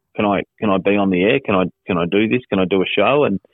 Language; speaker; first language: English; native; English